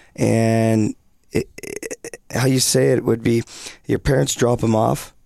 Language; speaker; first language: English; native; English